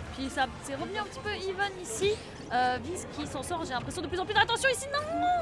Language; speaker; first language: French; native; French